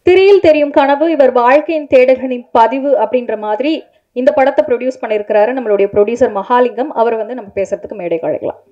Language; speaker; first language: Tamil; native; Tamil